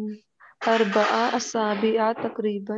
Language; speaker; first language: Arabic; non-native, learner; Urdu